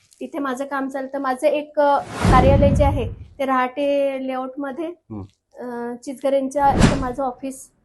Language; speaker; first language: Marathi; native; Marathi